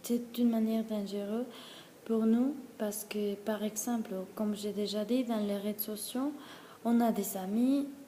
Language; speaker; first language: French; non-native, learner; Spanish